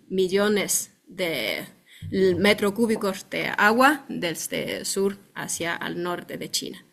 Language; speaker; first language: Spanish; non-native, fluent; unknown